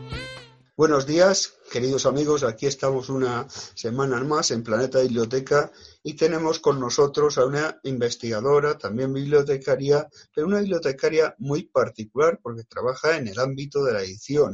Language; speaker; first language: Spanish; native; Spanish